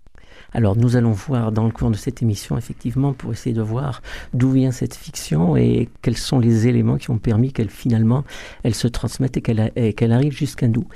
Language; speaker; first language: French; native; French